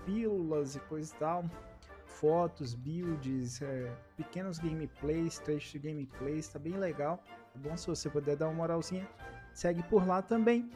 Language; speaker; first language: Portuguese; native; Portuguese